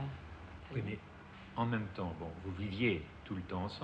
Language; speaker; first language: French; native; French